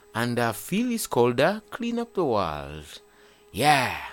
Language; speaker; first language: English; non-native, local second language; Ganda